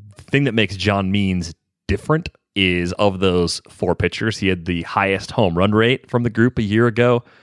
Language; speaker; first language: English; native; English